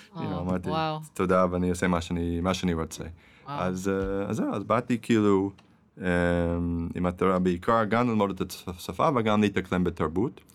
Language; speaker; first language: Hebrew; non-native, fluent; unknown